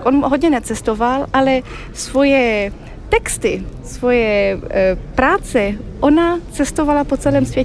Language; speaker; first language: Czech; early bilingual, heritage; Czech